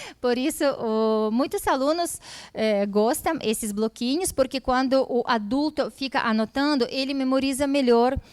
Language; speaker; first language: Portuguese; non-native, fluent; Russian